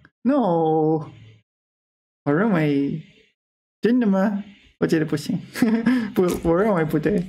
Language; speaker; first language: Chinese; non-native, learner; English